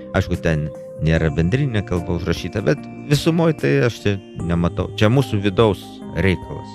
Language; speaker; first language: Lithuanian; native; Lithuanian